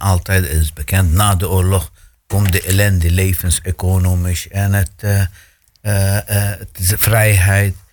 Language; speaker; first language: Dutch; non-native, fluent; Arabic